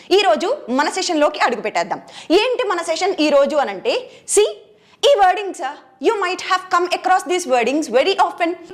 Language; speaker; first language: English; non-native, local second language; Telugu